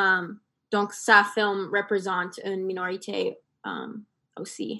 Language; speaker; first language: French; non-native, fluent; English